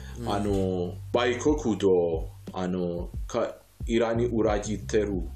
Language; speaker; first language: Japanese; non-native, fluent; Persian